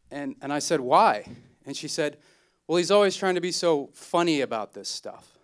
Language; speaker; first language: English; native; English